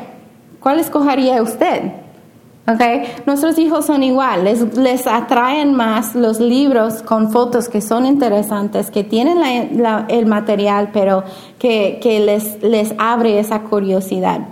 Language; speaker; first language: Spanish; non-native, fluent; English